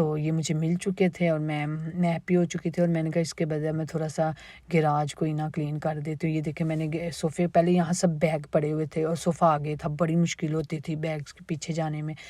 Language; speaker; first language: Urdu; native; Urdu